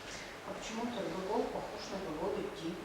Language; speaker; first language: Russian; native; Russian